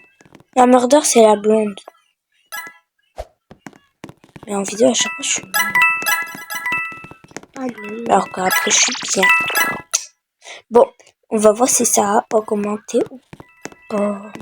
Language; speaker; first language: French; native; French